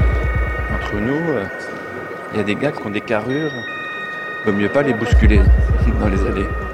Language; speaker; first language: French; native; French